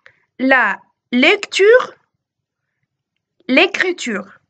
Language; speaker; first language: French; non-native, fluent; Arabic